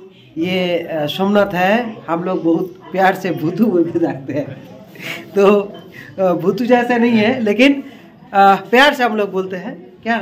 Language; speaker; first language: Hindi; non-native, local second language; Bangla